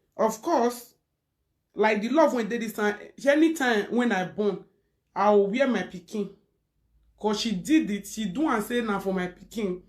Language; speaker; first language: Nigerian Pidgin; non-native, local second language; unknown